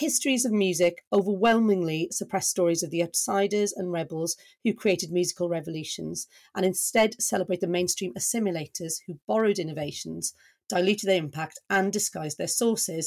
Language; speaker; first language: English; native; English